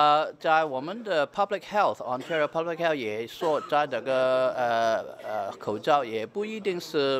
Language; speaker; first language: Chinese; early bilingual, heritage; Chinese